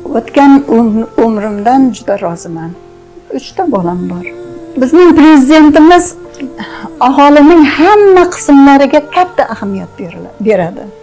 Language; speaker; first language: Uzbek; non-native, local second language; Russian